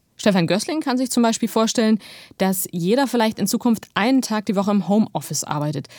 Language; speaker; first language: German; native; German